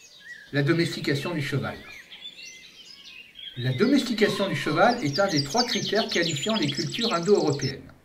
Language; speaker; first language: French; native; French